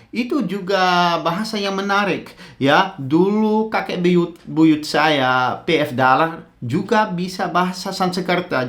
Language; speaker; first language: Indonesian; non-native, fluent; Dutch